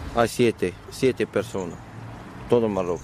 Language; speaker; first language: Spanish; non-native, learner; Arabic